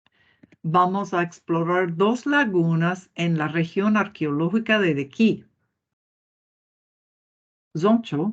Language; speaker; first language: Spanish; non-native, fluent; English